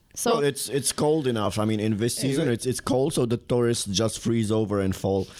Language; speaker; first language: English; non-native, fluent; Romanian